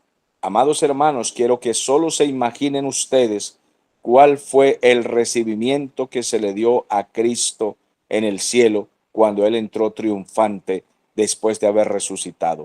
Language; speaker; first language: Spanish; native; Spanish